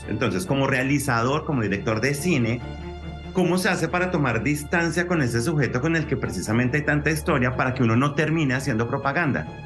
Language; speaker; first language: Spanish; native; Spanish